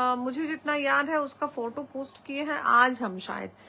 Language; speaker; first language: Hindi; non-native, local second language; Bangla